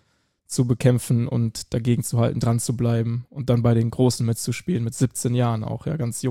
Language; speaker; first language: German; native; German